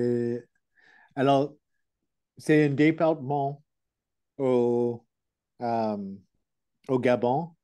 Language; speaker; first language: French; non-native, learner; English